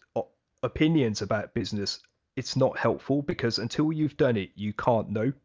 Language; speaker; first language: English; early bilingual, other home language; Hindi